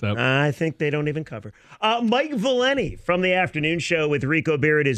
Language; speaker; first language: English; native; English